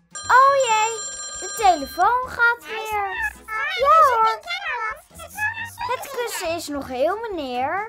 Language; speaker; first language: Dutch; native; Dutch